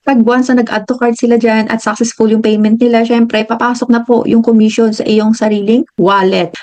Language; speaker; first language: Filipino; non-native, local second language; Hiligaynon